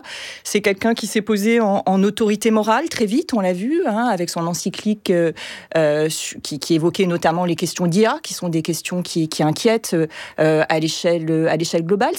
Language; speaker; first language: French; native; French